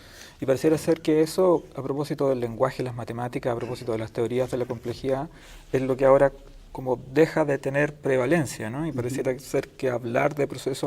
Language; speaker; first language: Spanish; native; Spanish